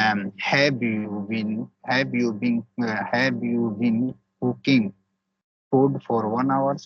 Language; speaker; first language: English; non-native, learner; Hindi